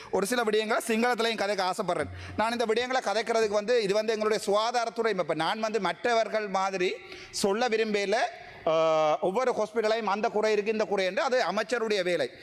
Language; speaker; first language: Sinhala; non-native, local second language; Tamil